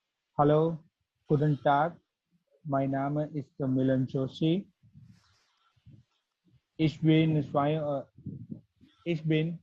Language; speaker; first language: German; non-native, learner; Gujarati